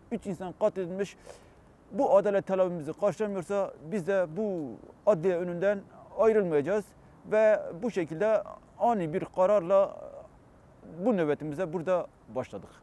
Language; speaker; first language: Turkish; non-native, local second language; Kurdish